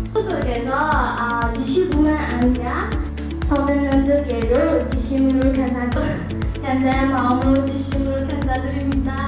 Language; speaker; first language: Korean; non-native, learner; Burmese